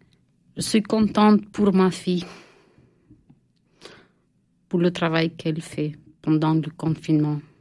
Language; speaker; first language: French; non-native, learner; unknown